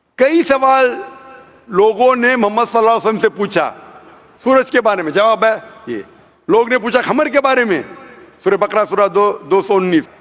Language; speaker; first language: Hindi; non-native, local second language; Konkani